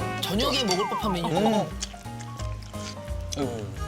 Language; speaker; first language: Korean; native; Korean